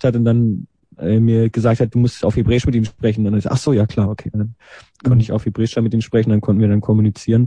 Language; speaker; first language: German; early bilingual, other home language; Hebrew